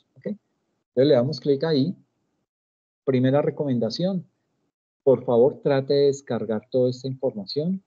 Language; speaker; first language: Spanish; native; Spanish